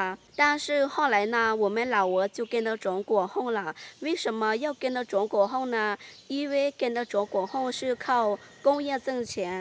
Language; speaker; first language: Chinese; non-native, fluent; Lao